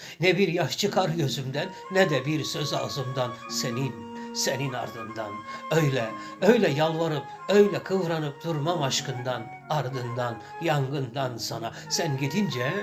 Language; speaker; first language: Turkish; native; Turkish